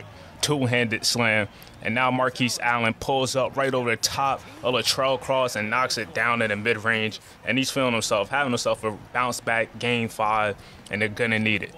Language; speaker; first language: English; native; English